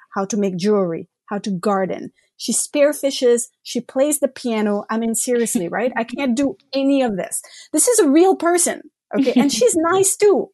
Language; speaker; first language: English; non-native, fluent; French